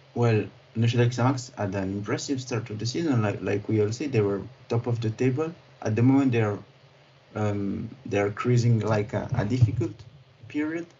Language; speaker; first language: English; non-native, fluent; French